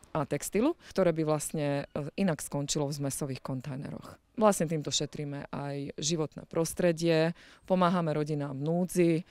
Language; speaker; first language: Slovak; native; Slovak